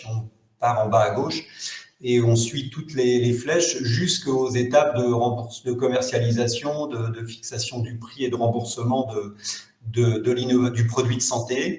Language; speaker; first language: French; native; French